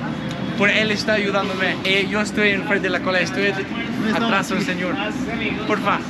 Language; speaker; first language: Spanish; non-native, learner; English